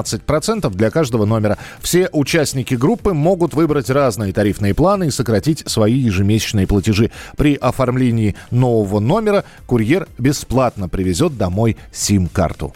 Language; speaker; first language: Russian; native; Russian